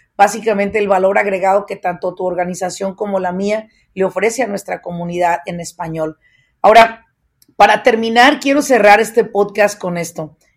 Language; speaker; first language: Spanish; native; Spanish